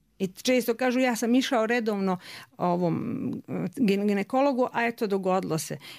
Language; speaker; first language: Croatian; native; Croatian